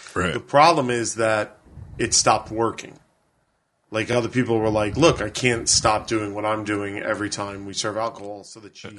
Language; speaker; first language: English; native; English